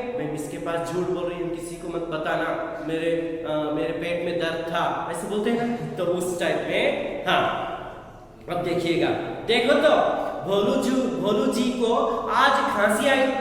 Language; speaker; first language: Hindi; non-native, local second language; Kannada